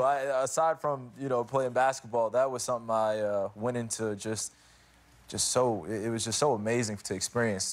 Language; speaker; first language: English; native; English